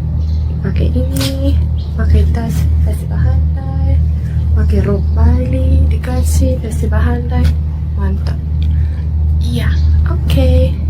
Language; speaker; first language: Indonesian; non-native, fluent; Korean